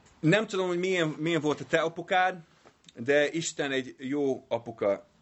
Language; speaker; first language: Hungarian; non-native, learner; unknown